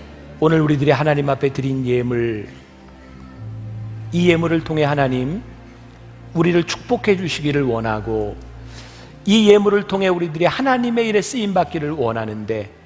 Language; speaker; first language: Korean; native; Korean